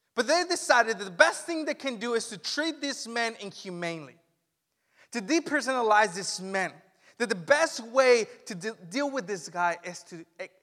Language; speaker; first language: English; non-native, fluent; Spanish